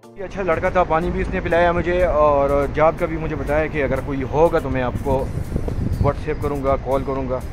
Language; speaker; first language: Urdu; non-native, local second language; Punjabi